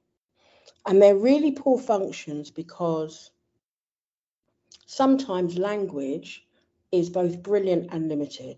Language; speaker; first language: English; native; English